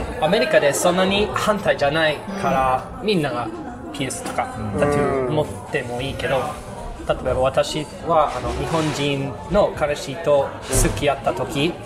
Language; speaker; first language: Japanese; non-native, learner; English